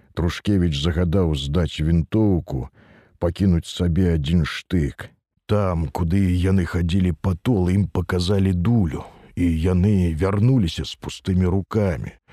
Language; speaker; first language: Belarusian; native; Belarusian